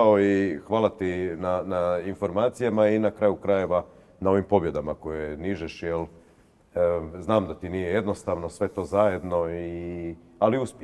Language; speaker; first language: Croatian; native; Croatian